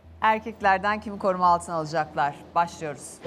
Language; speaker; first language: Turkish; native; Turkish